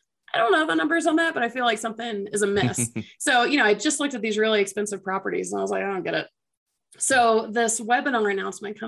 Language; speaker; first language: English; native; English